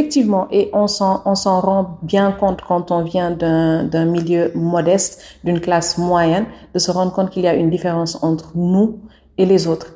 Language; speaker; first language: French; non-native, local second language; Wolof